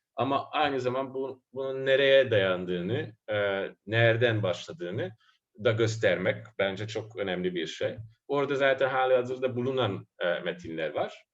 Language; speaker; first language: Turkish; non-native, fluent; Hungarian